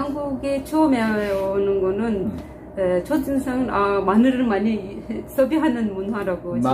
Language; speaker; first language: Korean; non-native, fluent; Turkish